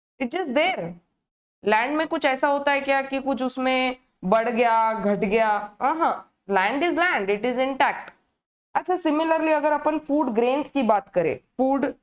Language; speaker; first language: Hindi; native; Hindi